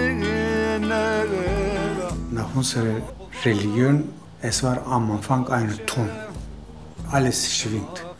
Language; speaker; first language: German; non-native, fluent; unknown